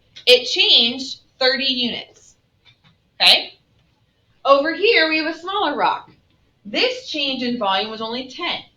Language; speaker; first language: English; native; English